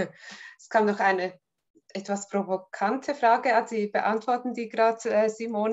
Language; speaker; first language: German; native; German